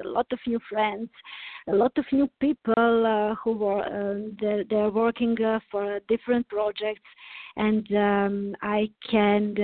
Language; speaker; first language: English; non-native, learner; Serbian